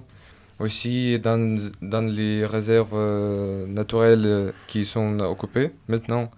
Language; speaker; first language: French; non-native, fluent; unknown